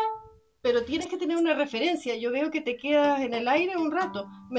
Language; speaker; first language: Spanish; native; Spanish